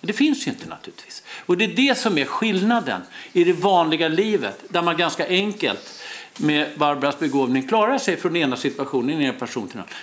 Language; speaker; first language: Swedish; native; Swedish